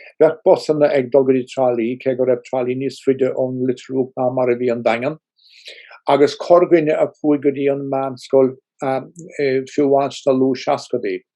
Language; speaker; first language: Irish; non-native, local second language; English